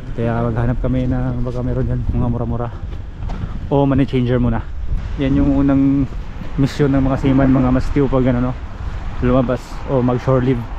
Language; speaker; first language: Filipino; non-native, local second language; Waray